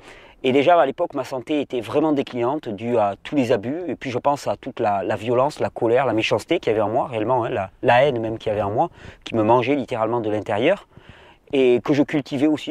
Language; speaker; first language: French; native; French